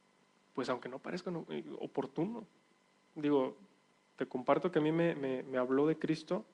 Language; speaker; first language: Spanish; native; Spanish